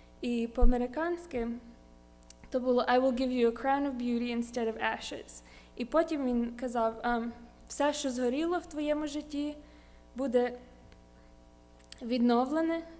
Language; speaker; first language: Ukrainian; early bilingual, heritage; Ukrainian